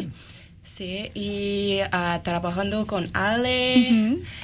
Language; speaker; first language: Spanish; early bilingual, other home language; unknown